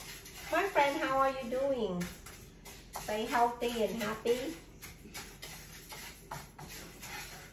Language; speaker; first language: English; non-native, learner; Vietnamese